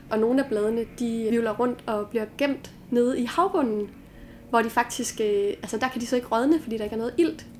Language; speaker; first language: Danish; native; Danish